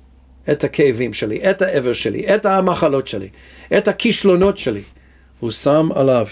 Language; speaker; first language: Hebrew; non-native, fluent; English